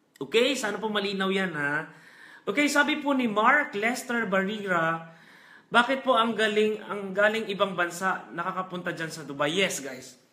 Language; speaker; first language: Filipino; non-native, local second language; Hiligaynon